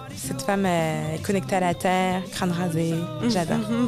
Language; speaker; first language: French; native; French